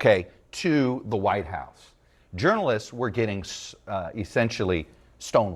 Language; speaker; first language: English; native; English